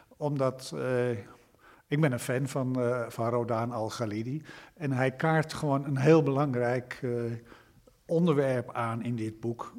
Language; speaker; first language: Dutch; native; Dutch